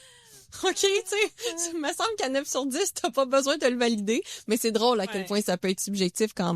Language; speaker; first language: French; native; French